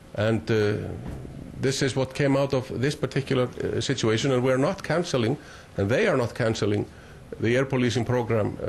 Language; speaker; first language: English; non-native, fluent; Icelandic